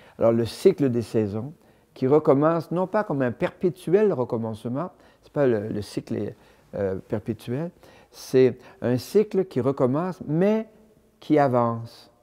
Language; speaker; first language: French; native; French